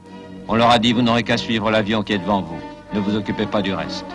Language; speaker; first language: French; native; French